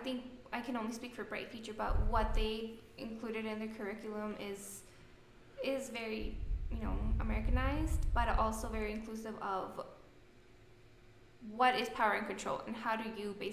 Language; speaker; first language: English; non-native, fluent; Spanish